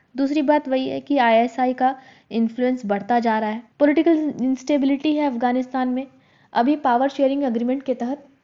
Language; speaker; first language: Hindi; native; Hindi